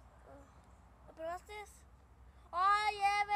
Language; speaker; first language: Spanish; early bilingual, heritage; Spanish